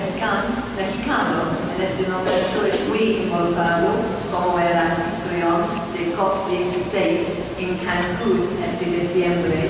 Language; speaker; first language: Spanish; non-native, fluent; English